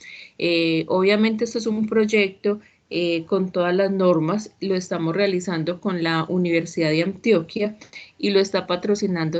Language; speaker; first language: Spanish; native; Spanish